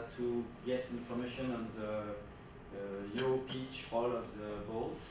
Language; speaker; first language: English; non-native, fluent; French